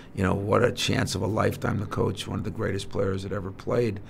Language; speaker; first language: English; native; English